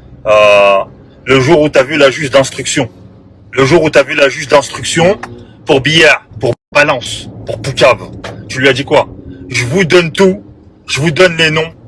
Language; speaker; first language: French; native; French